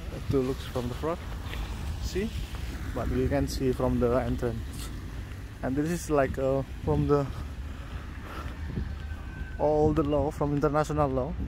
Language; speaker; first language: English; non-native, learner; Javanese